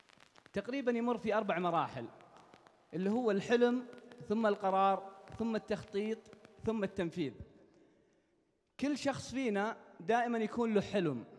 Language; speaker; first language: Arabic; native; Arabic